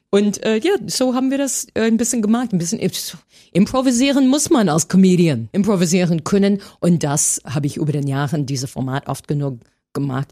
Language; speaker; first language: German; non-native, fluent; English